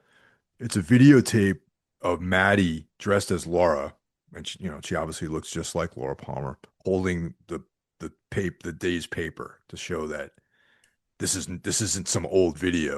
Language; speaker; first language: English; native; English